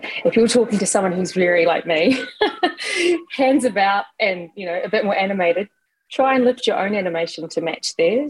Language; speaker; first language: English; native; English